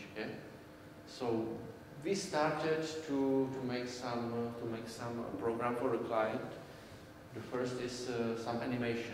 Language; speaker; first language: English; non-native, learner; Czech